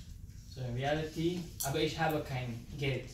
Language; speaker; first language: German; non-native, fluent; Filipino